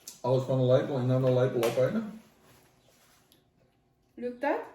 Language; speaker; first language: Dutch; non-native, learner; Thai